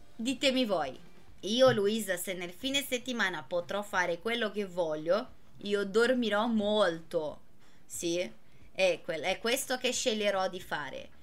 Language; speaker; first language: Italian; non-native, fluent; Portuguese